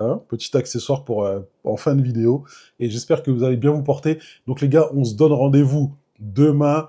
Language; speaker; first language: French; native; French